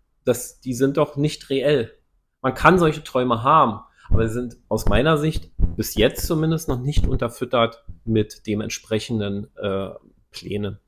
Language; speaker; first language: German; native; German